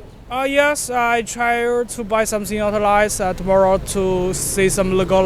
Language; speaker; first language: English; non-native, learner; Chinese